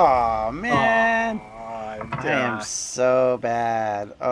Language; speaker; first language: English; native; English